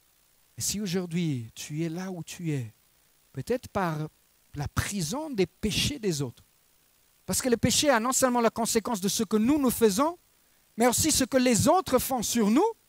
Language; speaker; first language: French; native; French